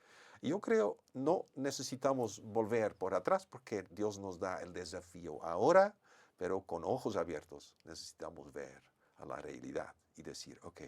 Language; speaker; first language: Spanish; non-native, fluent; Dutch